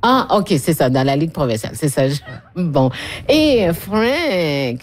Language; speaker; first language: French; native; French